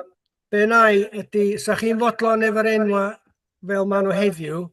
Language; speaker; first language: Welsh; native; Welsh